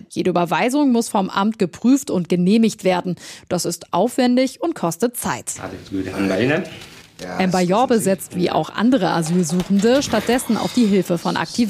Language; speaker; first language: German; native; German